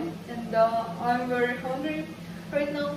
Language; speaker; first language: English; non-native, learner; Russian